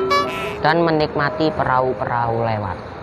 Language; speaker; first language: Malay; non-native, local second language; Javanese